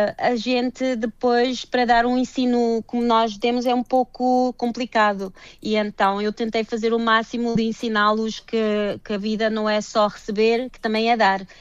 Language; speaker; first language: Portuguese; early bilingual, heritage; Portuguese